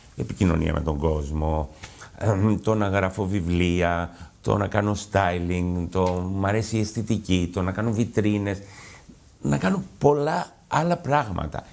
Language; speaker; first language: Greek; early bilingual, heritage; Greek